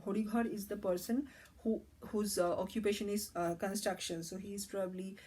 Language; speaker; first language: English; non-native, local second language; Bangla